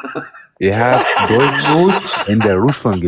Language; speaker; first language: German; non-native, learner; Russian